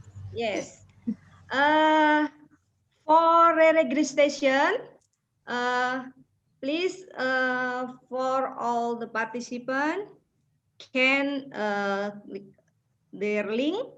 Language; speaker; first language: English; non-native, fluent; Indonesian